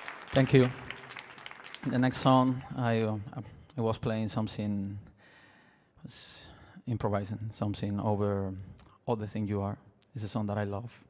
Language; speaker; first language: English; non-native, learner; Spanish